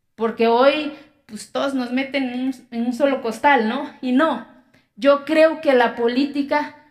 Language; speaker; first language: Spanish; non-native, local second language; Zapotec